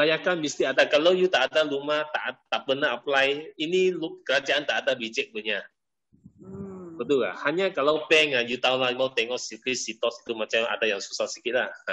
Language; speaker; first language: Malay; non-native, local second language; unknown